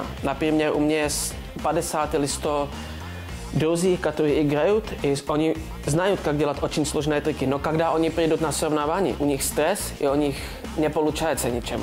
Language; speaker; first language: Russian; non-native, learner; Czech